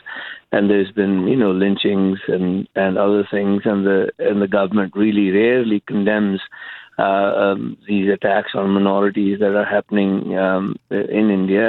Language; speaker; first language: English; non-native, local second language; Punjabi